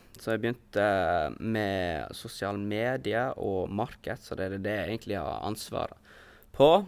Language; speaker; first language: Norwegian; early bilingual, heritage; Norwegian